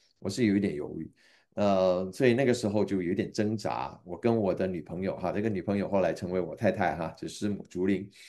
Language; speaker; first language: Chinese; native; Chinese